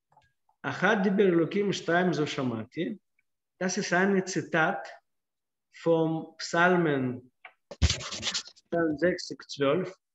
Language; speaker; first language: German; non-native, fluent; Russian